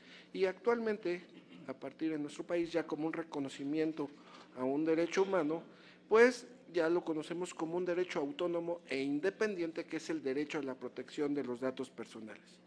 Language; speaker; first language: Spanish; native; Spanish